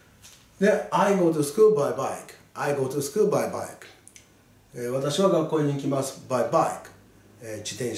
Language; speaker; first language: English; non-native, fluent; Japanese